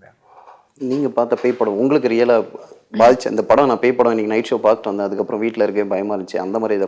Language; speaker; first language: Tamil; native; Tamil